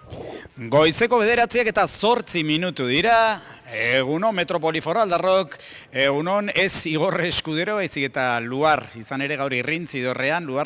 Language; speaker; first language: Basque; native; Basque